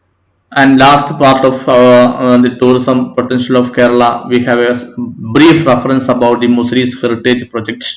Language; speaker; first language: English; non-native, local second language; Malayalam